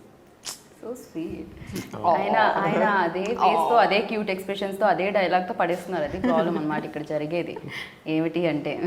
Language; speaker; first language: Telugu; native; Telugu